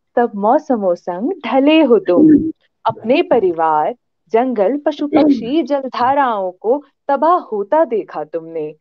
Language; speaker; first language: Hindi; native; Hindi